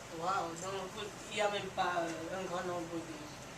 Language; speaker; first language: French; non-native, learner; English